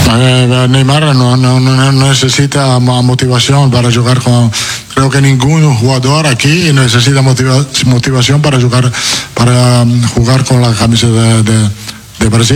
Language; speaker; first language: Portuguese; non-native, fluent; Italian